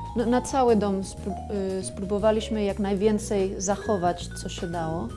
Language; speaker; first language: Polish; non-native, learner; Spanish